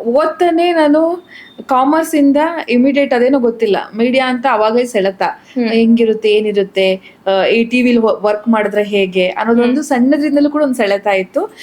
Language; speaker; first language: Kannada; native; Kannada